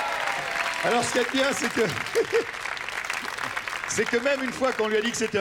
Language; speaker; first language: French; native; French